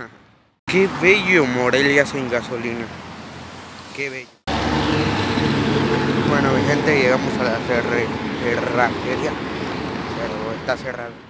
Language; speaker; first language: Spanish; native; Spanish